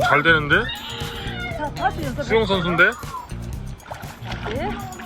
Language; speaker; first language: Korean; native; Korean